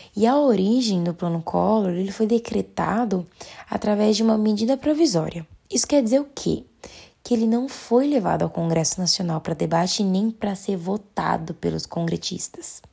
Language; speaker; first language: Portuguese; native; Portuguese